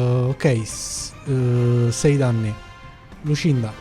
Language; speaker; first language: Italian; native; Italian